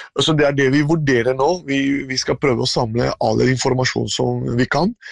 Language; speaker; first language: Norwegian; non-native, fluent; Spanish